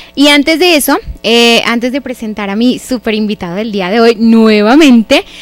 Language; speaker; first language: Spanish; native; Spanish